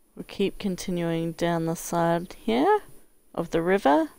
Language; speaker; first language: English; native; English